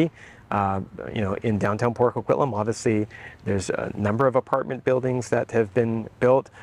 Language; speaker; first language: English; native; English